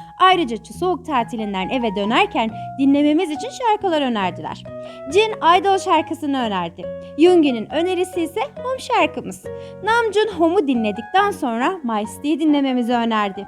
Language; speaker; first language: Turkish; native; Turkish